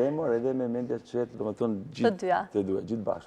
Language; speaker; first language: Albanian; non-native, learner; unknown